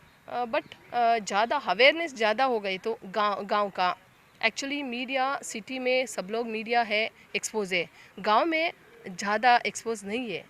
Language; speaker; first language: Hindi; non-native, local second language; Kannada